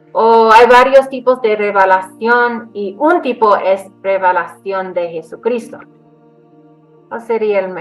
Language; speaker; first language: Spanish; non-native, fluent; English